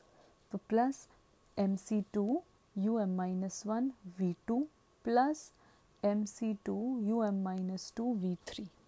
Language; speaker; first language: Hindi; native; Hindi